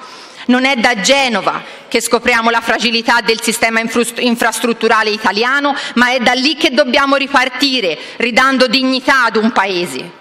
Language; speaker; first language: Italian; native; Italian